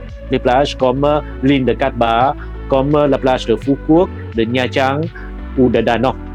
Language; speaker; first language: French; non-native, fluent; Vietnamese